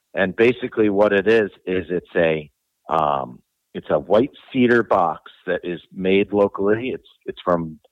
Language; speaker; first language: English; native; English